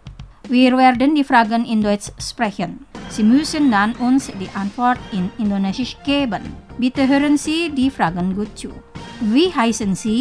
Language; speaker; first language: German; non-native, fluent; Indonesian